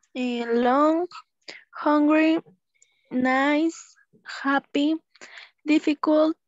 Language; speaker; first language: English; non-native, learner; Spanish